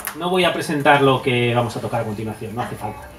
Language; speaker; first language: Spanish; native; Spanish